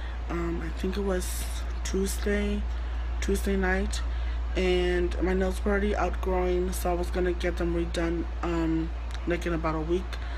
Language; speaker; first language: English; early bilingual, other home language; Spanish